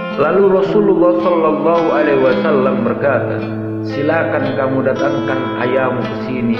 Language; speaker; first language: Indonesian; native; Indonesian